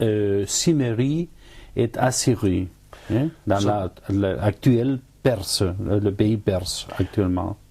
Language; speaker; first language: French; non-native, fluent; Spanish